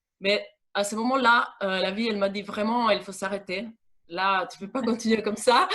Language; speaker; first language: French; non-native, fluent; Italian